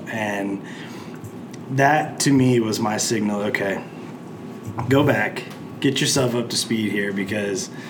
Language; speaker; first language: English; native; English